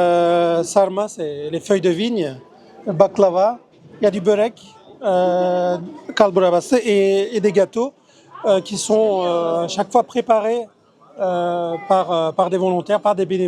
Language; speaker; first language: French; early bilingual, other home language; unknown